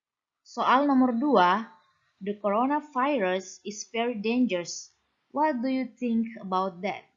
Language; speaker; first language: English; non-native, fluent; Indonesian